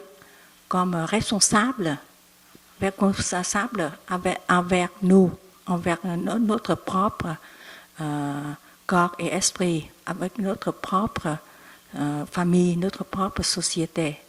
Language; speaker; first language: French; non-native, learner; Vietnamese